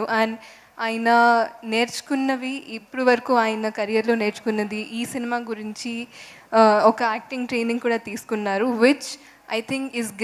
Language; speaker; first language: Telugu; non-native, fluent; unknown